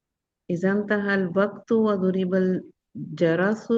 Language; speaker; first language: Arabic; non-native, learner; Urdu